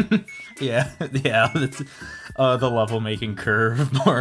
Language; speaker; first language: English; native; English